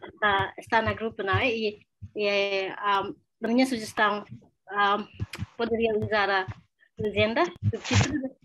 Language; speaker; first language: Portuguese; non-native, learner; Tetum